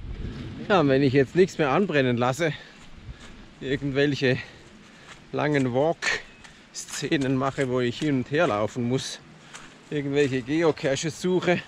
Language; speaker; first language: German; native; German